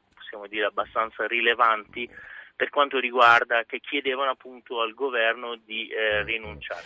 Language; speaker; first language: Italian; non-native, fluent; Persian